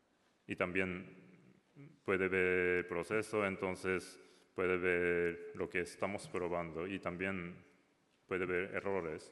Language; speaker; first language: Spanish; non-native, learner; Japanese